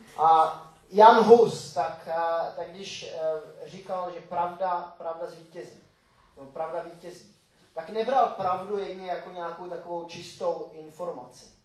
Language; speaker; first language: Czech; native; Czech